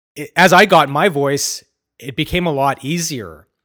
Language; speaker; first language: English; native; English